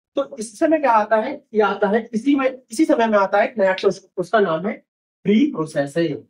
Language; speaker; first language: Hindi; native; Hindi